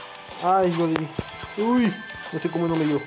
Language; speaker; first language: Spanish; native; Spanish